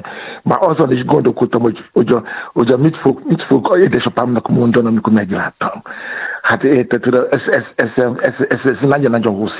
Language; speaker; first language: Hungarian; non-native, learner; Yoruba